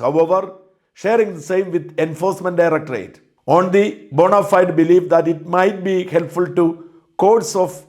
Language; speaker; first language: English; non-native, local second language; Malayalam